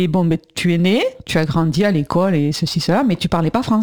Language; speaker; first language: French; native; French